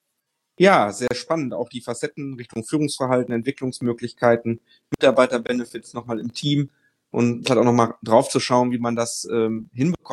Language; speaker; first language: German; native; German